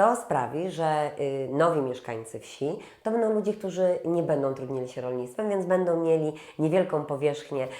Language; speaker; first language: Polish; native; Polish